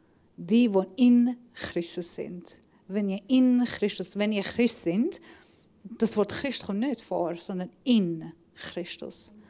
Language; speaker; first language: German; non-native, fluent; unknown